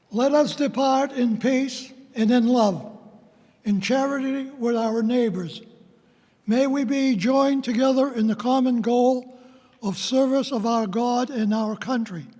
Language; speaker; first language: English; native; English